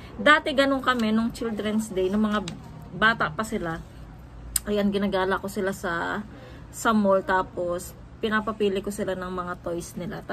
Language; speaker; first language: Filipino; native; Filipino